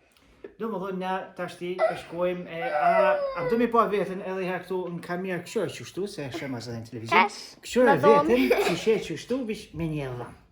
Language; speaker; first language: Albanian; native; Albanian